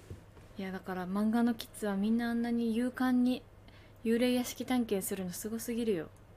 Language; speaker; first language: Japanese; native; Japanese